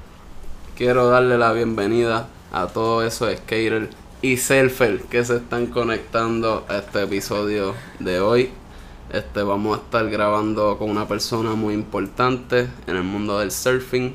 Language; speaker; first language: Spanish; native; Spanish